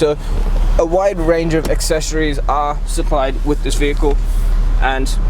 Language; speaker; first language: English; native; English